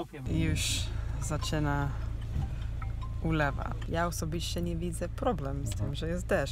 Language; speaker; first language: Polish; non-native, fluent; English